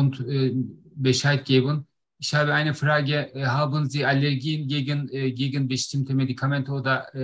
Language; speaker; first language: German; non-native, learner; Turkish